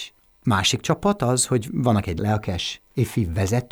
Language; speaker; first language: Hungarian; non-native, fluent; English